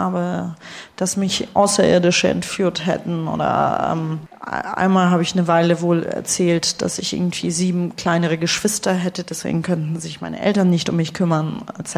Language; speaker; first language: German; early bilingual, other home language; Russian